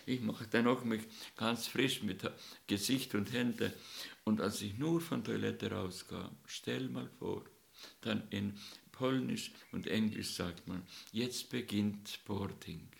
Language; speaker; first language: German; non-native, learner; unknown